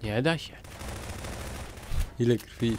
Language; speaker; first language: Polish; native; Polish